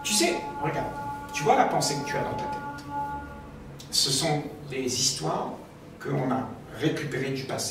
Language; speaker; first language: French; native; French